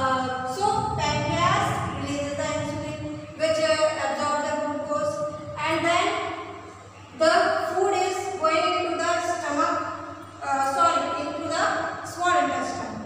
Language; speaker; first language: English; non-native, local second language; Hindi